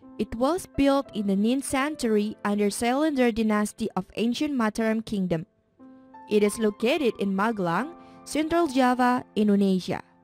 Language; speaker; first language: English; non-native, fluent; Indonesian